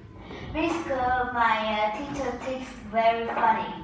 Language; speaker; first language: English; non-native, learner; Vietnamese